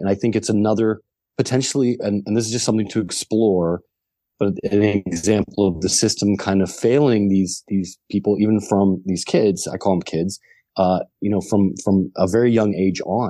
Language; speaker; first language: English; native; English